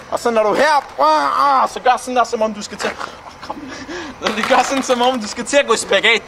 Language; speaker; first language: Danish; native; Danish